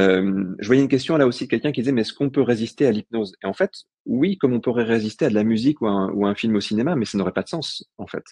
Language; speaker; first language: French; native; French